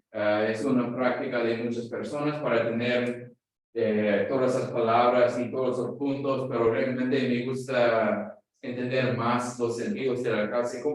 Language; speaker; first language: Spanish; non-native, fluent; English